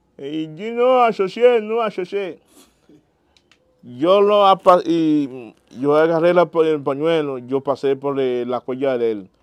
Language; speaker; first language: Spanish; non-native, learner; Haitian Creole